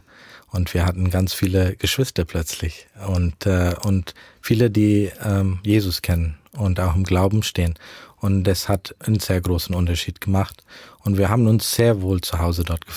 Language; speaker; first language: German; early bilingual, heritage; German